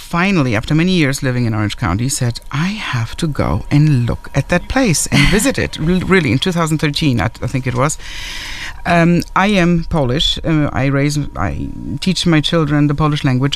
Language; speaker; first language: English; non-native, fluent; German